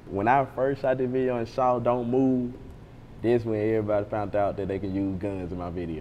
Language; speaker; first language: English; native; English